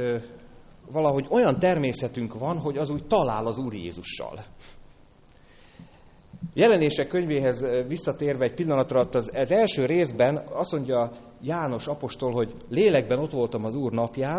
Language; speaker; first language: Hungarian; native; Hungarian